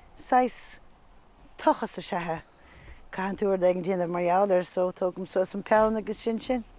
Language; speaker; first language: Irish; native; Irish